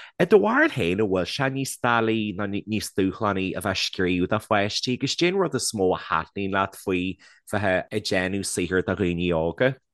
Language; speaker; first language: Irish; native; Irish